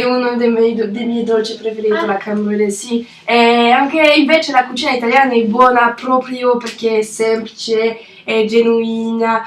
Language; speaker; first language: Italian; non-native, learner; French